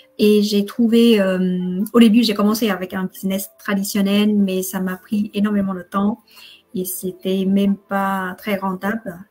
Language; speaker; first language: French; non-native, fluent; Vietnamese